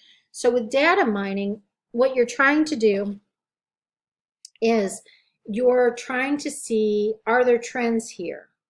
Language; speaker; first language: English; native; English